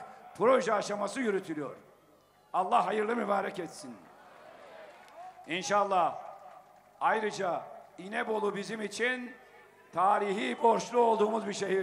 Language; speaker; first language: Turkish; native; Turkish